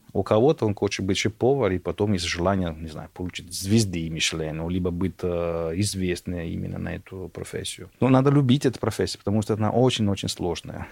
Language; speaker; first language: Russian; non-native, fluent; Italian